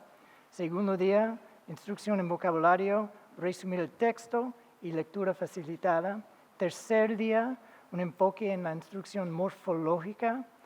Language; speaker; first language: Spanish; non-native, fluent; English